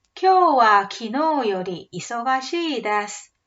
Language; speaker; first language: Japanese; non-native, fluent; Korean